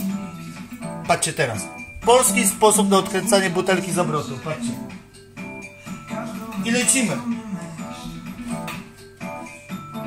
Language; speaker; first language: Polish; native; Polish